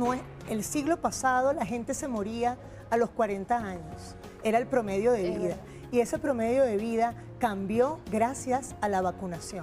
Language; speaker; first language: Spanish; native; Spanish